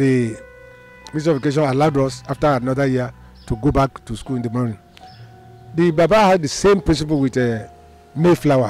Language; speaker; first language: English; non-native, local second language; Yoruba